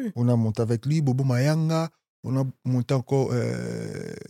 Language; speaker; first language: French; non-native, local second language; Lingala